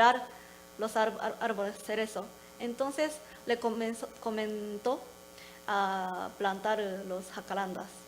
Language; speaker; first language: Spanish; non-native, learner; Japanese